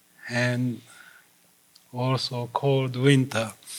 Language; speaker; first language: English; non-native, fluent; Japanese